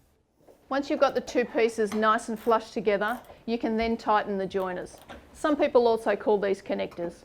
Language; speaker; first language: English; native; English